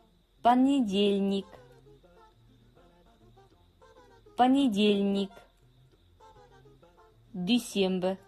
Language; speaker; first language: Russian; non-native, fluent; Kazakh